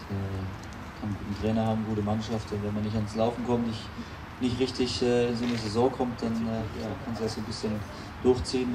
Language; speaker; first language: German; native; German